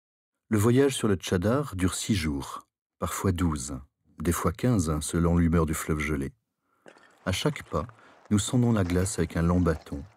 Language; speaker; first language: French; native; French